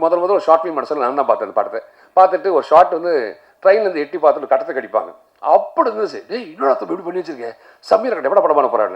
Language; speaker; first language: Tamil; native; Tamil